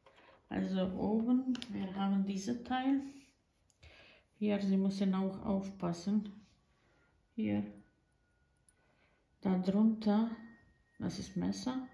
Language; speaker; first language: German; non-native, fluent; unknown